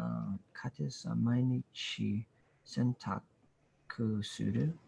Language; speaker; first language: Japanese; non-native, learner; English